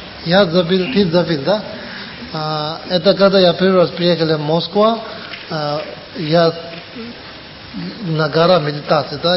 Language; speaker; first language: Russian; non-native, learner; Tibetan